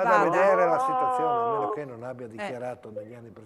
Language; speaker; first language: Italian; native; Italian